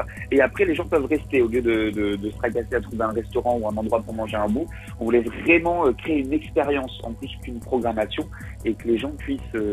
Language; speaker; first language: French; native; French